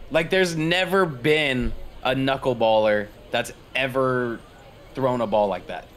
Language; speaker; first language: English; native; English